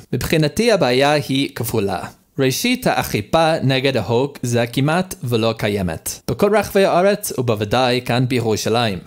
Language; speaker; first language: Hebrew; non-native, learner; English